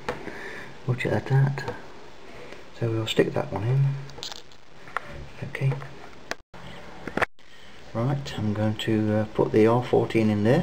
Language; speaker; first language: English; native; English